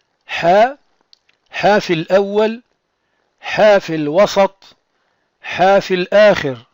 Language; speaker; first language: Arabic; non-native, fluent; French